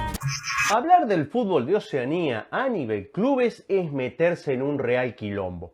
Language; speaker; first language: Spanish; native; Spanish